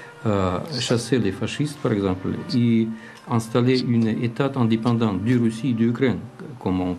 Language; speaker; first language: French; non-native, learner; Russian